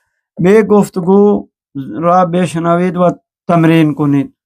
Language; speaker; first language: Persian; non-native, fluent; Urdu